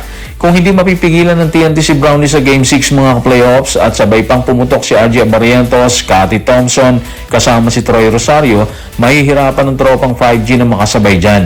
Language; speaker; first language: Filipino; native; Filipino